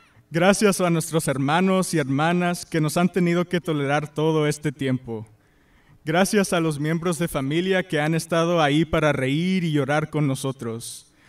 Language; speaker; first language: Spanish; early bilingual, heritage; Spanish